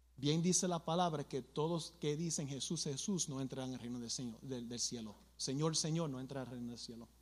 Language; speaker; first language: Spanish; early bilingual, other home language; English